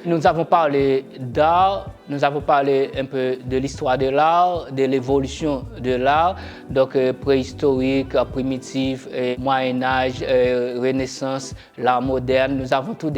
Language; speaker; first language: French; non-native, local second language; Haitian Creole